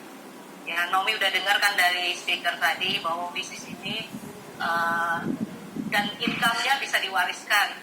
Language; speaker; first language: Indonesian; native; Indonesian